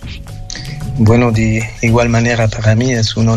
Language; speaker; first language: Spanish; non-native, fluent; French